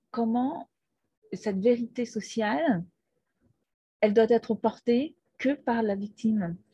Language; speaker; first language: French; non-native, fluent; Portuguese